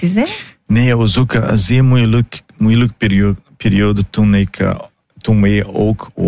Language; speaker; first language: Dutch; non-native, learner; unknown